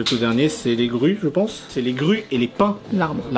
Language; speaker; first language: French; native; French